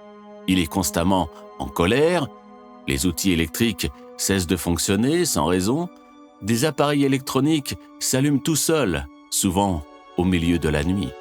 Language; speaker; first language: French; native; French